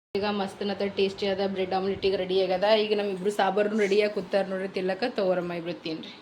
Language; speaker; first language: Kannada; native; Kannada